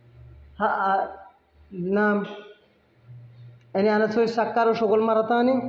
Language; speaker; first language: Arabic; non-native, learner; Bangla